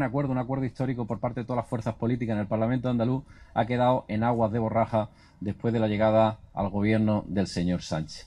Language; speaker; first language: Spanish; native; Spanish